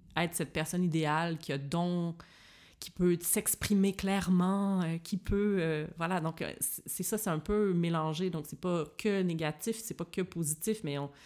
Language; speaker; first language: French; native; French